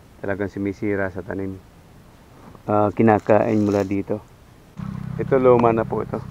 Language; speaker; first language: Filipino; non-native, local second language; Cebuano